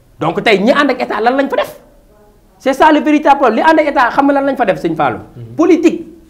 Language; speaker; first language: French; non-native, local second language; Wolof